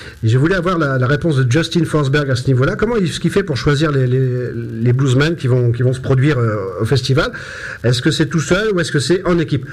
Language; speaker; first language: French; native; French